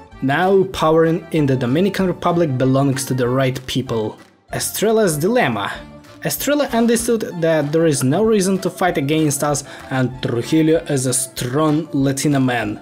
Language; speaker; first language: English; non-native, fluent; Ukrainian